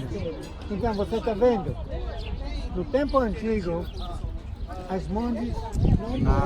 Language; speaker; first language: Portuguese; non-native, learner; Hebrew